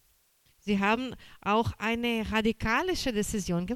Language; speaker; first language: German; non-native, learner; Portuguese